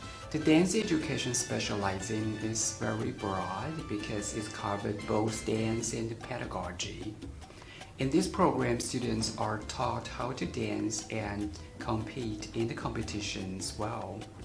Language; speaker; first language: English; non-native, fluent; Chinese